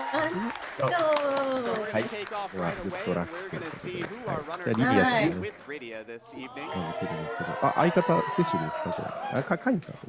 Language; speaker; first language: Japanese; native; Japanese